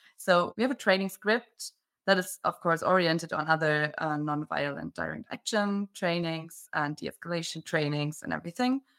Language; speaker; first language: English; non-native, fluent; German